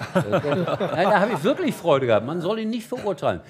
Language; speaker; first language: German; native; German